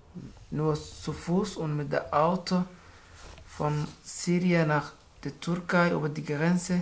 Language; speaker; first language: German; non-native, learner; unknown